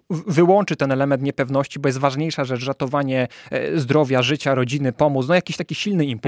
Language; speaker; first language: Polish; native; Polish